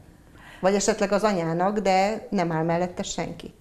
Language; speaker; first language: Hungarian; native; Hungarian